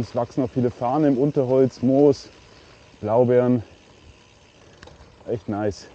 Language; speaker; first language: German; native; German